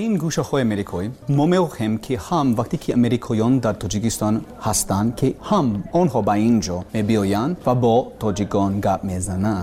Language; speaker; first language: Persian; non-native, learner; English